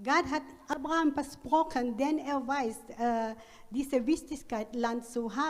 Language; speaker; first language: German; non-native, learner; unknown